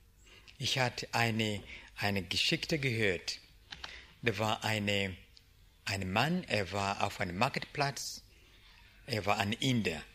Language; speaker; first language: German; non-native, learner; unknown